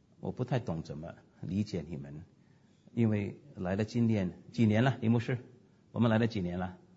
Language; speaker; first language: Chinese; non-native, local second language; Cantonese